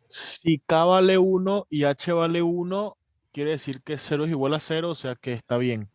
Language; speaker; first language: Spanish; native; Spanish